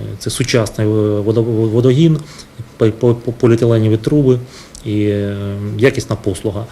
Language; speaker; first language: Ukrainian; native; Ukrainian